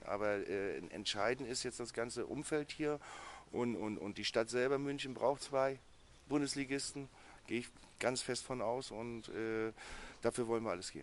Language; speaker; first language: German; native; German